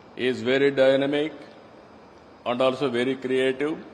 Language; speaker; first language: English; non-native, local second language; Telugu